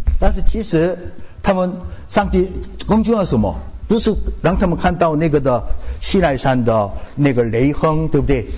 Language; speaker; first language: Chinese; non-native, fluent; Korean